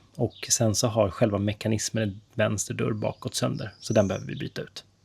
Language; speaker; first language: Swedish; native; Swedish